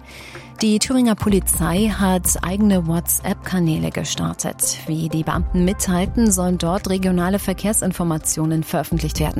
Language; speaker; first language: German; native; German